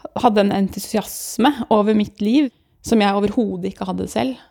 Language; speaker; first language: Norwegian; native; Norwegian